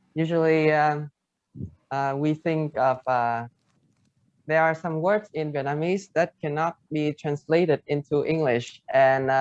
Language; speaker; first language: English; non-native, fluent; Vietnamese